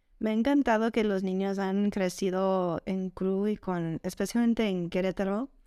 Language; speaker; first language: Spanish; non-native, fluent; English